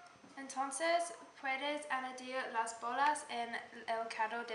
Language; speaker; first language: Spanish; non-native, learner; English